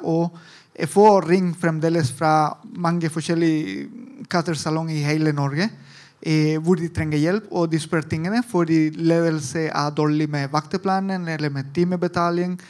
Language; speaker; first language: Norwegian; non-native, fluent; Italian